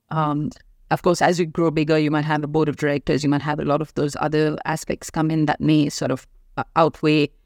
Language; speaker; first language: English; non-native, local second language; Hindi